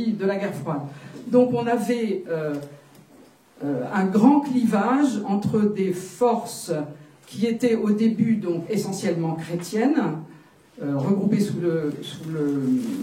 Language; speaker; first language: French; native; French